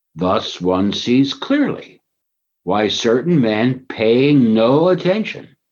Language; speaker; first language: English; native; English